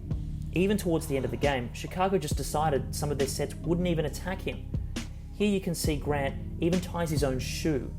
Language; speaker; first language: English; native; English